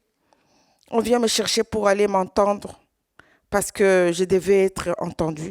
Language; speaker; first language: French; non-native, local second language; Swahili